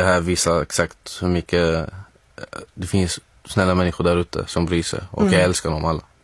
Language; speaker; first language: Swedish; non-native, fluent; Arabic